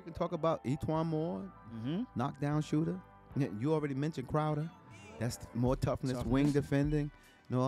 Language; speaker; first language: English; native; English